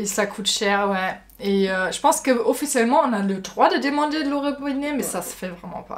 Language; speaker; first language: French; non-native, fluent; German